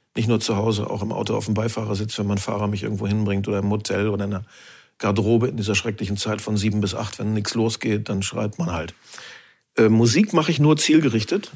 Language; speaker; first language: German; native; German